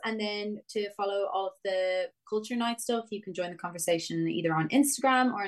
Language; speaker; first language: English; native; English